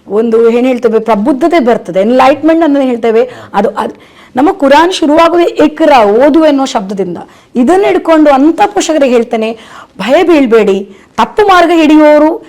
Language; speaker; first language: Kannada; non-native, local second language; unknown